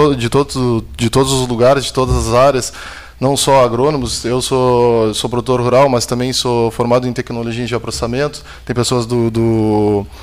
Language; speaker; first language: Portuguese; native; Portuguese